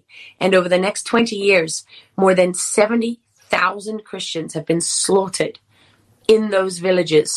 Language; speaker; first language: English; native; English